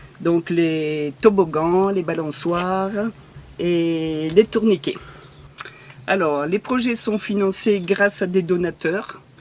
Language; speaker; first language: French; native; French